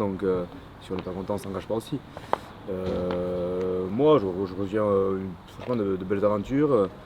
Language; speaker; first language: French; native; French